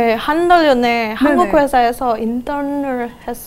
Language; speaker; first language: Korean; non-native, fluent; Indonesian